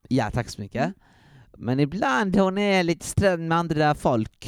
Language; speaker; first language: Swedish; early bilingual, other home language; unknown